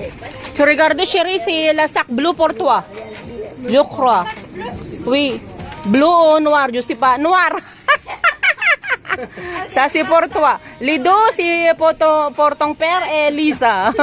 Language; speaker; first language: French; non-native, learner; Iloko